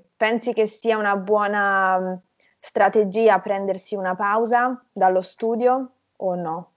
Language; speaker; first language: Italian; native; Italian